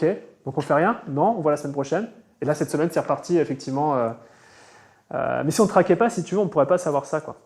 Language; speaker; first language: French; native; French